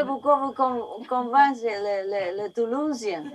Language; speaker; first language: French; non-native, learner; Vietnamese